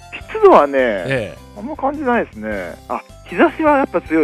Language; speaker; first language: Japanese; native; Japanese